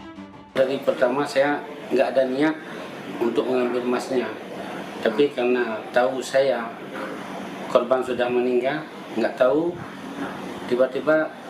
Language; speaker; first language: Indonesian; non-native, local second language; Achinese